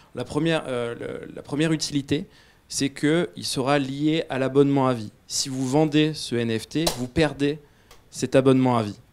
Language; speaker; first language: French; native; French